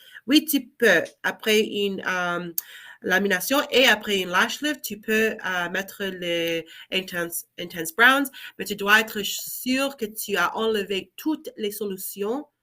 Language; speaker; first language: French; non-native, learner; English